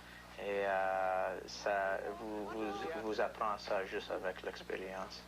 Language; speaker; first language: French; non-native, local second language; English